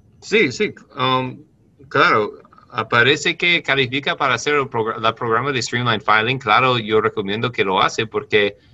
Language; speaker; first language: Spanish; non-native, learner; English